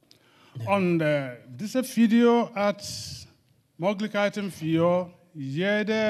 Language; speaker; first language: German; non-native, learner; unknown